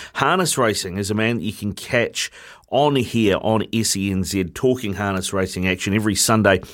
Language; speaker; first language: English; native; English